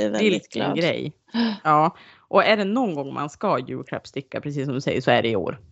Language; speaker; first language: Swedish; native; Swedish